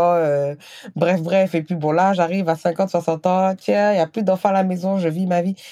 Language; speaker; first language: French; non-native, local second language; Wolof